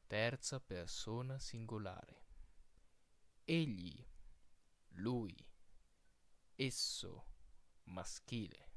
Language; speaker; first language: Italian; non-native, fluent; Filipino